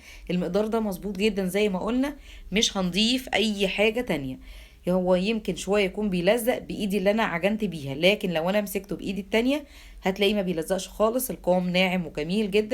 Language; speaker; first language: Arabic; native; Arabic